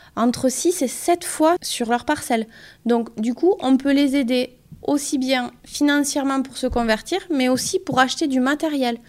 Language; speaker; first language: French; native; French